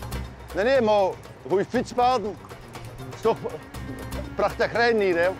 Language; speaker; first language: Dutch; non-native, local second language; French